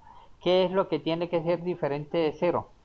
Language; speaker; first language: Spanish; native; Spanish